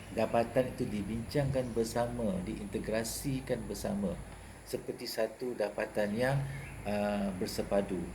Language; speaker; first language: Malay; native; Malay